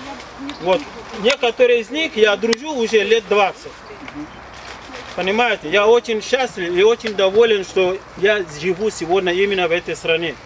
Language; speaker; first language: Russian; non-native, fluent; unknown